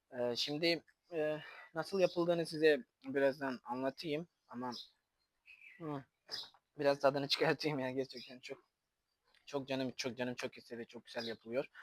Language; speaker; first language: Turkish; non-native, fluent; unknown